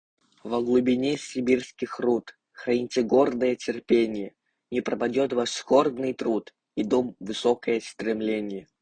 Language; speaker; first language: Russian; non-native, local second language; Yakut